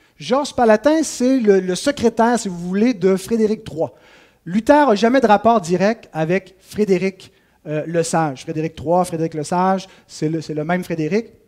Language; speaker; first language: French; native; French